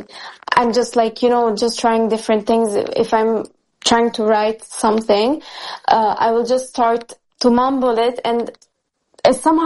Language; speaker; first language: English; non-native, fluent; Italian